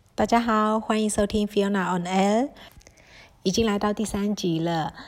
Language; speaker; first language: Chinese; early bilingual, heritage; Chinese